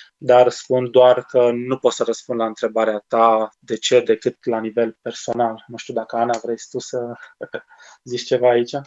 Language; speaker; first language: Romanian; native; Romanian